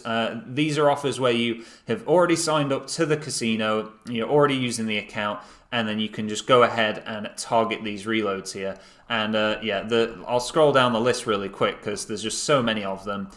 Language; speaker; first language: English; native; English